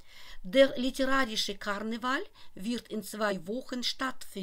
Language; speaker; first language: German; non-native, fluent; Russian